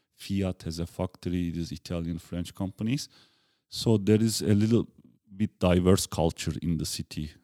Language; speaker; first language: English; non-native, fluent; Turkish